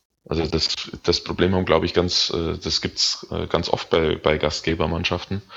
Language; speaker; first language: German; native; German